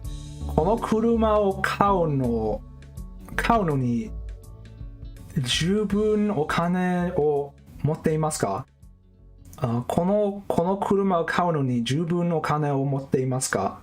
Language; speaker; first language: Japanese; non-native, learner; English